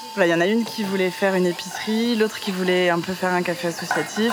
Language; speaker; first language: French; native; French